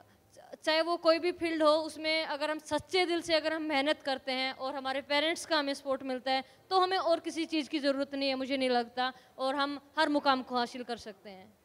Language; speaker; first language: Hindi; native; Hindi